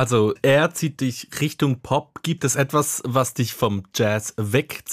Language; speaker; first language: German; native; German